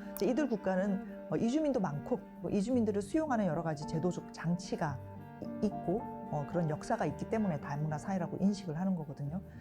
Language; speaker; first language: Korean; native; Korean